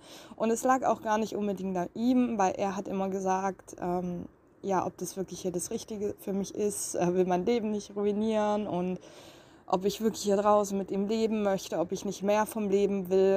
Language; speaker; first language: German; native; German